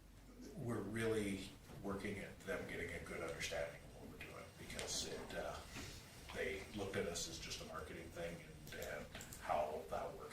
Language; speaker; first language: English; native; English